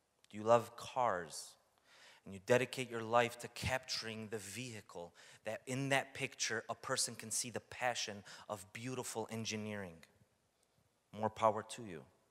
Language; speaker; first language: English; early bilingual, other home language; Romanian